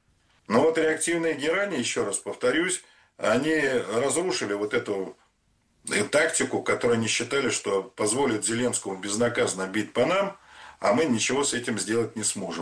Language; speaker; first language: Russian; native; Russian